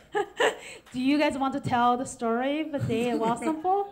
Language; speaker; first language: English; non-native, fluent; Chinese